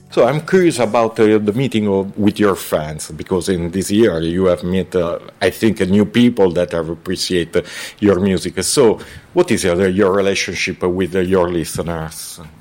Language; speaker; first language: English; non-native, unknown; Italian